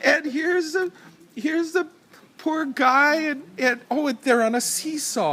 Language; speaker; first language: English; native; English